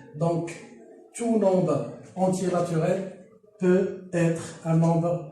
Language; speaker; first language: French; non-native, local second language; Arabic